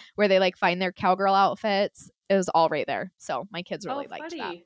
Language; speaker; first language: English; native; English